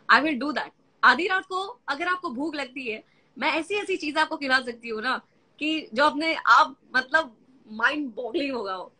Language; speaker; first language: Hindi; non-native, local second language; Gujarati